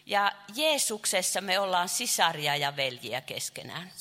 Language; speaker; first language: Finnish; non-native, fluent; Chinese